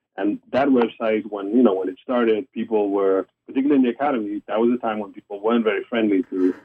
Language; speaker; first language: English; non-native, local second language; Afrikaans